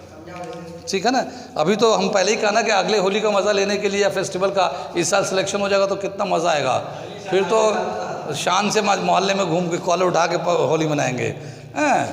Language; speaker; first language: Hindi; native; Hindi